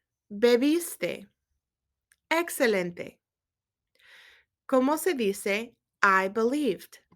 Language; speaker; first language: Spanish; non-native, learner; English